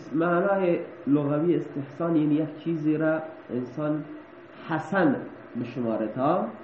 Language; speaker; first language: Persian; non-native, local second language; Baluchi